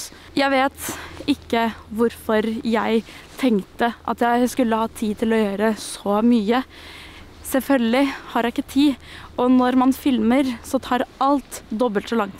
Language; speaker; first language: Norwegian; non-native, fluent; French